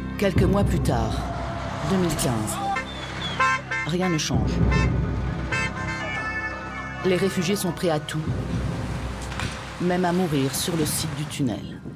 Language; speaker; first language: French; native; French